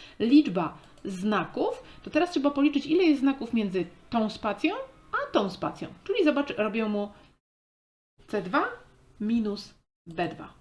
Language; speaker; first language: Polish; native; Polish